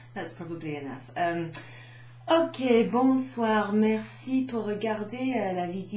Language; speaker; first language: French; non-native, fluent; English